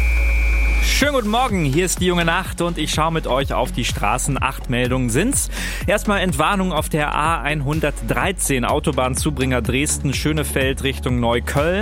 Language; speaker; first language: German; native; German